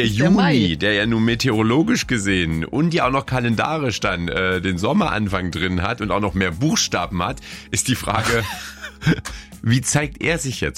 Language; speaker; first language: German; native; German